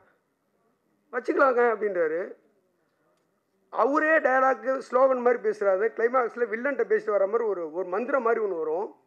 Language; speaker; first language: Tamil; native; Tamil